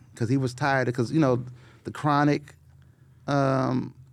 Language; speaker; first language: English; native; English